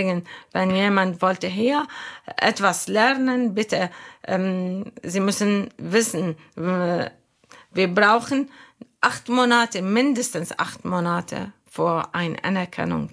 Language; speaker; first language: German; non-native, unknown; Arabic